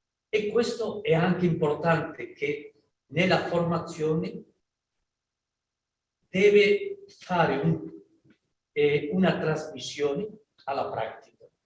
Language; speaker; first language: Italian; non-native, learner; Spanish